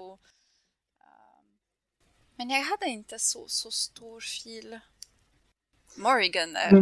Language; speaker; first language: Swedish; non-native, fluent; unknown